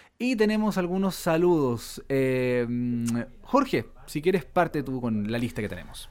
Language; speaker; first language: Spanish; native; Spanish